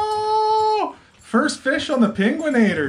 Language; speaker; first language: English; native; English